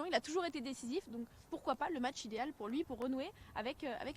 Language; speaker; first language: French; native; French